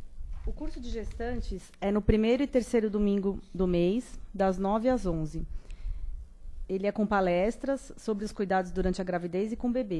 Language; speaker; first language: Portuguese; native; Portuguese